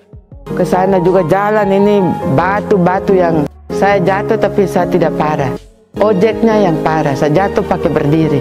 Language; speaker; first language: Indonesian; non-native, local second language; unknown